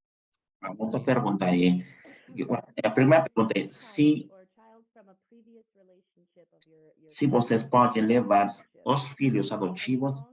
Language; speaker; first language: Portuguese; non-native, fluent; Spanish